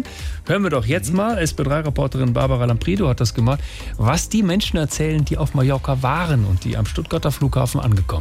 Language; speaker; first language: German; native; German